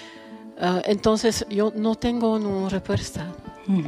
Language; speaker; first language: Spanish; non-native, learner; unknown